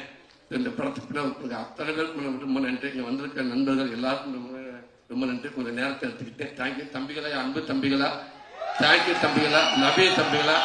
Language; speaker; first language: Tamil; native; Tamil